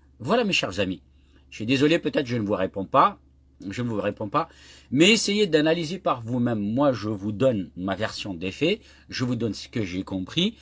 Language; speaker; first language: French; non-native, local second language; Kabyle